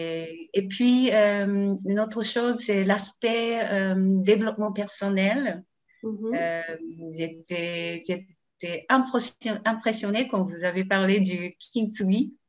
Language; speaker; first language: French; non-native, learner; Japanese